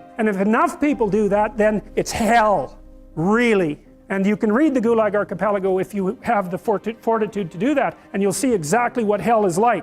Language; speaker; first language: English; native; English